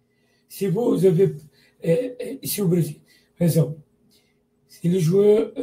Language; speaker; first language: French; non-native, learner; Portuguese